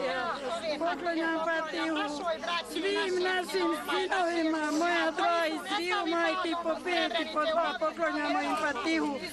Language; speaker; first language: Bosnian; native; Bosnian